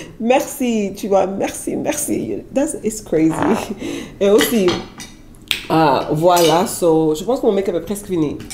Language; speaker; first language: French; non-native, local second language; Wolof